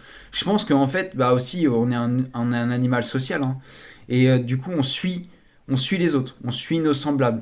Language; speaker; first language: French; native; French